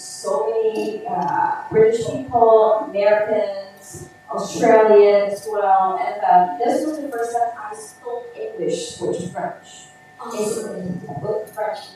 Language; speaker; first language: English; non-native, fluent; Indonesian